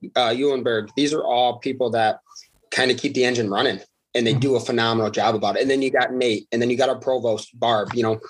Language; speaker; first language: English; non-native, fluent; Uzbek